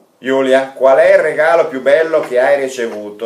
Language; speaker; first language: Italian; non-native, fluent; Russian